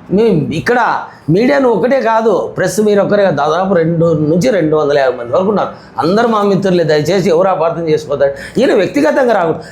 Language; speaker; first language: Telugu; native; Telugu